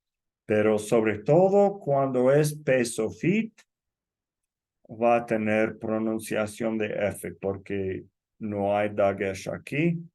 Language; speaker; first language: Spanish; non-native, fluent; English